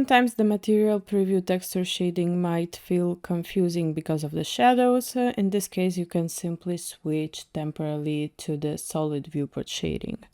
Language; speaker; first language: English; non-native, fluent; Russian